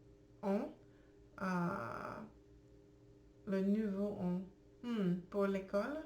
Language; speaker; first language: French; non-native, learner; English